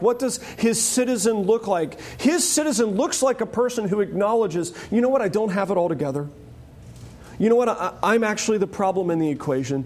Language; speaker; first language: English; native; English